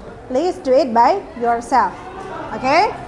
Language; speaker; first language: English; non-native, fluent; Indonesian